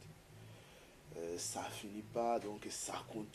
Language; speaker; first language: French; non-native, fluent; Kinyarwanda